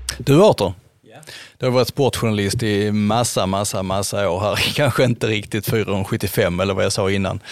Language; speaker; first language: Swedish; native; Swedish